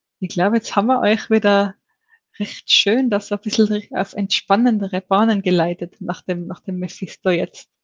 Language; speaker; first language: German; native; German